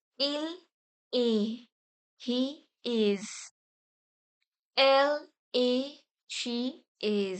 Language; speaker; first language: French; non-native, fluent; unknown